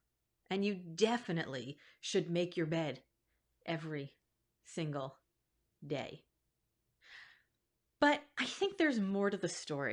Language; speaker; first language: English; native; English